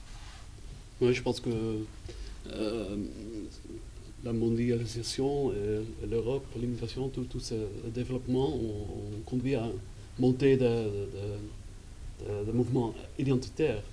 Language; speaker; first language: French; non-native, fluent; Dutch